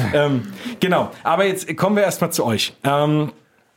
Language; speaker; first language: German; native; German